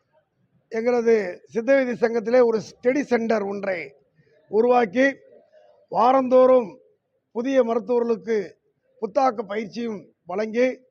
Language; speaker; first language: Tamil; native; Tamil